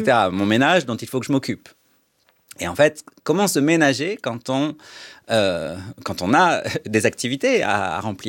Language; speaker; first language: French; native; French